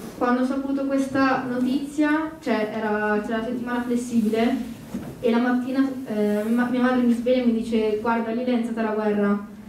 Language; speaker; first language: Italian; early bilingual, other home language; Ukrainian